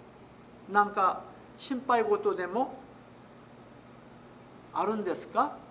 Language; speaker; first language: Japanese; non-native, fluent; Korean